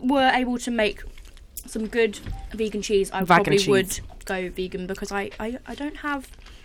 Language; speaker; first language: English; native; English